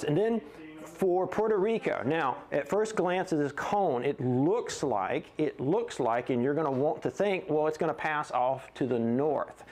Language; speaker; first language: English; native; English